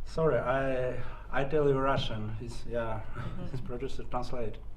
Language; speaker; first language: English; non-native, learner; Russian